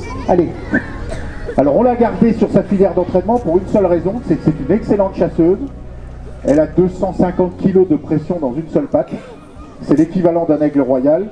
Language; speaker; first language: French; native; French